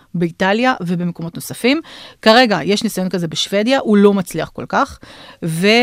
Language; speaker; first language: Hebrew; non-native, fluent; Russian